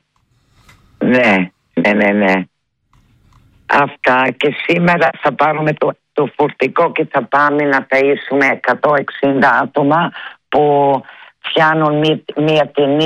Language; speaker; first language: Greek; early bilingual, heritage; Greek